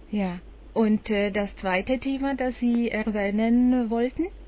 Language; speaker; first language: German; non-native, fluent; Czech